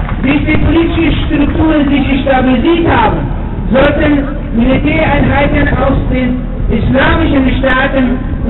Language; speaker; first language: German; non-native, fluent; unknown